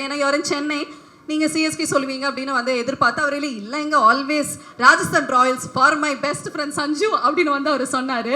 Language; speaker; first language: Tamil; native; Tamil